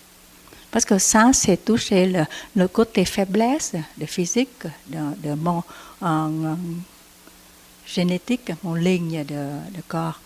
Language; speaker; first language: French; non-native, learner; Vietnamese